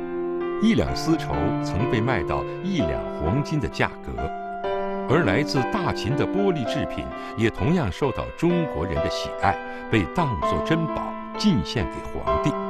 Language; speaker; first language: Chinese; native; Chinese